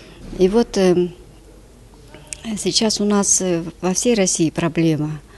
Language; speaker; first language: Russian; native; Russian